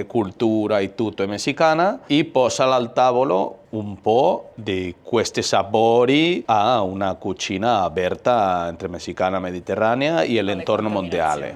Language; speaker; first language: Italian; non-native, learner; Spanish